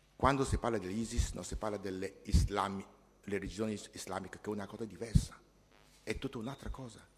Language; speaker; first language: Italian; non-native, fluent; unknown